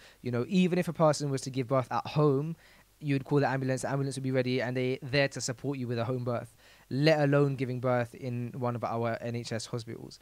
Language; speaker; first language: English; native; English